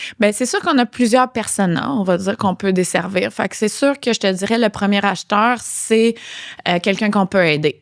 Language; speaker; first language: French; native; French